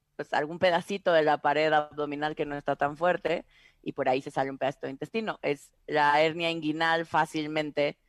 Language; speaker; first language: Spanish; native; Spanish